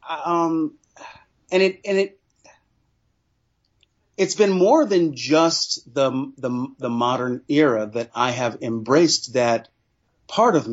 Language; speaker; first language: English; native; English